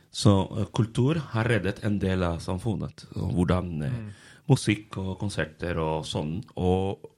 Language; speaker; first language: Norwegian; non-native, fluent; Spanish